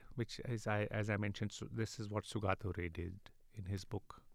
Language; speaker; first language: English; non-native, local second language; Urdu